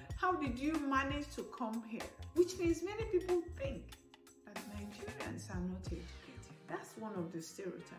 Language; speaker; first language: English; non-native, local second language; Igbo